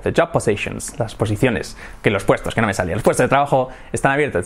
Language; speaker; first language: Spanish; native; Spanish